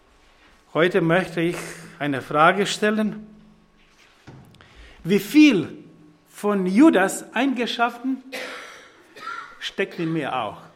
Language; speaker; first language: German; non-native, fluent; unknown